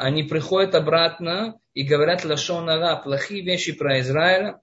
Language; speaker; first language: Russian; non-native, fluent; Hebrew